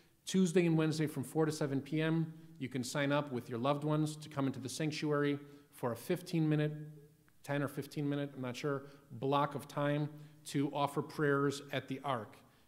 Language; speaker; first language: English; native; English